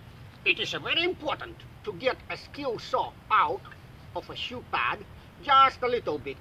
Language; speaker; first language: English; non-native, learner; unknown